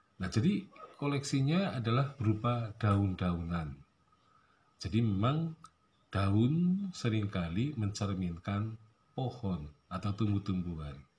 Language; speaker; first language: Indonesian; non-native, local second language; Javanese